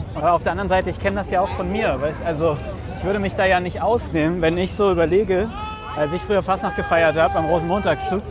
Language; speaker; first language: German; native; German